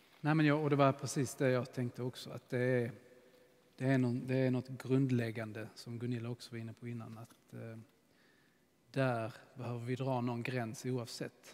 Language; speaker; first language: Swedish; native; Swedish